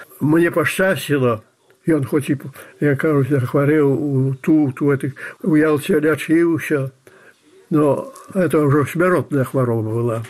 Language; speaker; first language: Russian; non-native, fluent; Belarusian